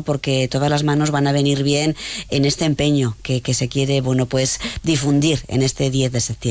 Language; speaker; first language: Spanish; native; Spanish